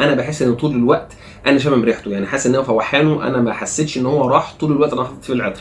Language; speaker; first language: Arabic; native; Arabic